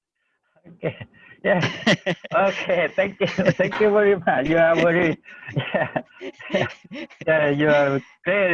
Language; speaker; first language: English; non-native, learner; Thai